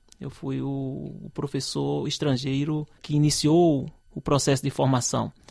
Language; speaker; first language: Portuguese; native; Portuguese